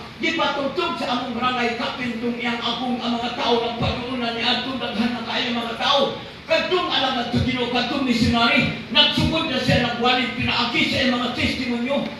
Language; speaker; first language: Cebuano; non-native, local second language; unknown